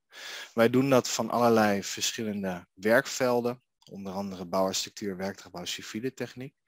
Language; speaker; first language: Dutch; native; Dutch